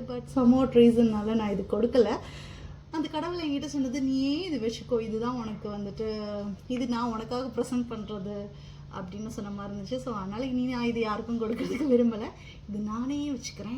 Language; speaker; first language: Tamil; non-native, local second language; Malayalam